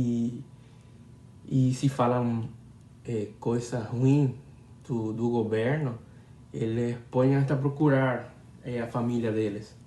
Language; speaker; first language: Portuguese; non-native, learner; Spanish